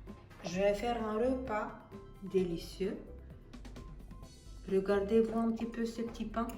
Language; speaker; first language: French; non-native, fluent; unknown